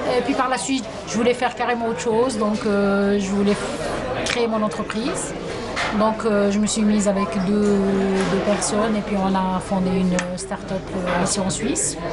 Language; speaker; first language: French; non-native, local second language; Arabic